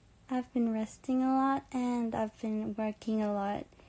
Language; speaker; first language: English; early bilingual, other home language; Korean